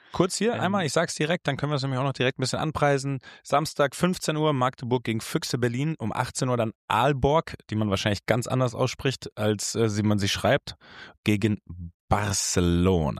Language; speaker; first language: German; native; German